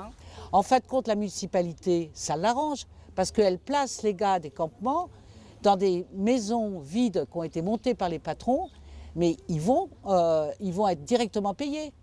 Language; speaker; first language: French; native; French